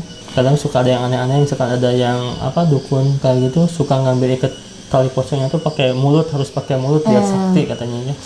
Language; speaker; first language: Indonesian; native; Indonesian